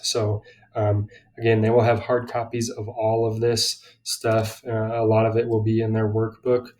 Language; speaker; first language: English; native; English